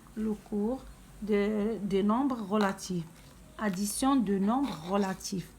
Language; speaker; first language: French; non-native, local second language; Arabic